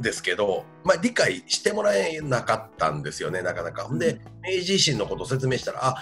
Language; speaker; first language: Japanese; native; Japanese